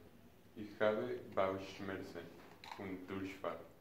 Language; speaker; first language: German; non-native, learner; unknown